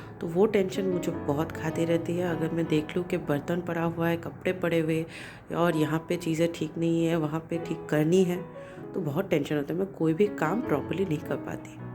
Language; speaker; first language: Hindi; non-native, local second language; Bangla